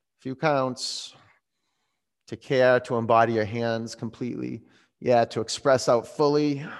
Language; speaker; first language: English; native; English